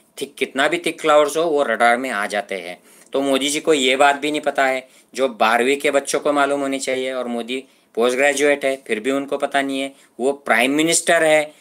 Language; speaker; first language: Hindi; non-native, local second language; Marathi